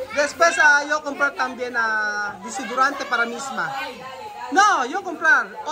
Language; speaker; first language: Spanish; non-native, learner; Filipino